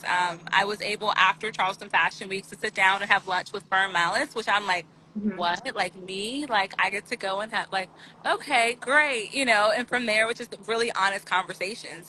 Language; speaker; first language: English; native; English